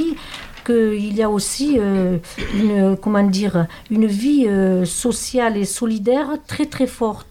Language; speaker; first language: French; native; French